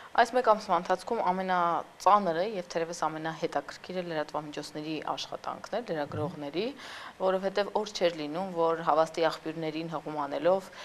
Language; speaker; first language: Armenian; native; Armenian